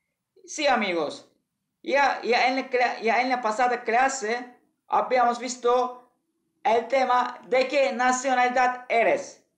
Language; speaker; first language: Spanish; non-native, learner; Turkish